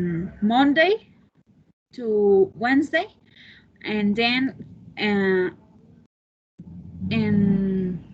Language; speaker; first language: English; non-native, learner; Spanish